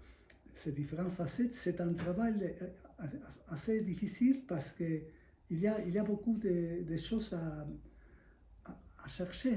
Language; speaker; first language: French; non-native, fluent; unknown